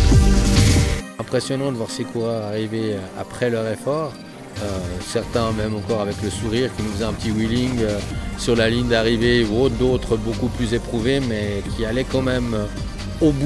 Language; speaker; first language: French; native; French